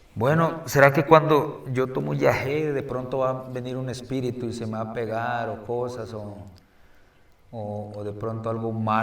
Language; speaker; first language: Spanish; native; Spanish